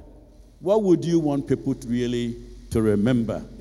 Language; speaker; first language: English; non-native, local second language; Akan